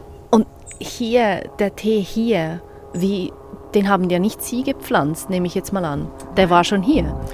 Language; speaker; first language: German; native; German